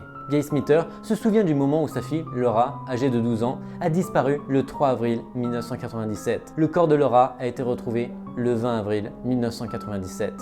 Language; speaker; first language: French; native; French